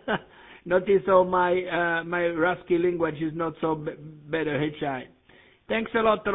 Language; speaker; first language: English; non-native, learner; Italian